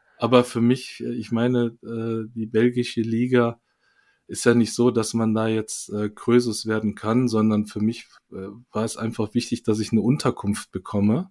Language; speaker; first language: German; early bilingual, other home language; Korean